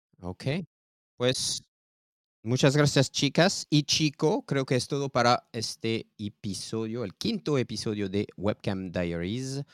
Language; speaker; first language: Spanish; non-native, learner; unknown